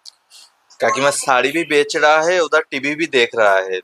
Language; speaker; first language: Hindi; non-native, local second language; Bangla